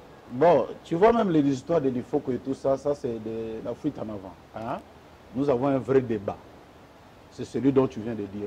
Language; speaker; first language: French; non-native, local second language; Lingala